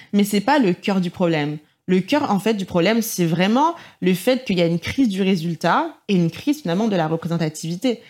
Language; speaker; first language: French; native; French